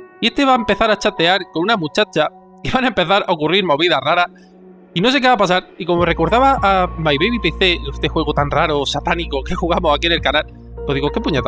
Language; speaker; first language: Spanish; native; Spanish